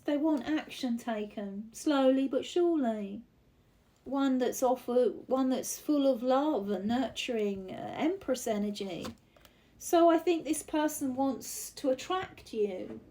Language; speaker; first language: English; native; English